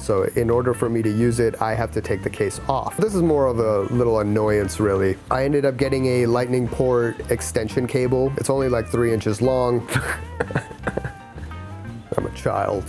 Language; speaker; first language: English; native; English